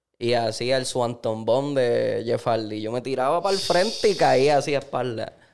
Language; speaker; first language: Spanish; native; Spanish